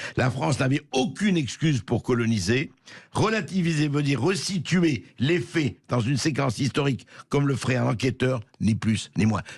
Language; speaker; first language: French; native; French